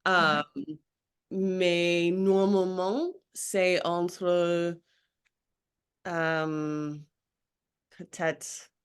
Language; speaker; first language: French; non-native, learner; English